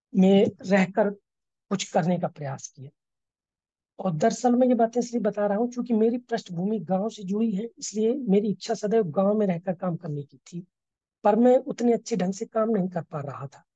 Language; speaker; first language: Hindi; native; Hindi